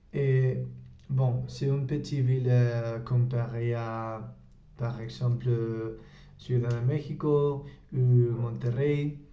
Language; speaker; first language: French; non-native, learner; Spanish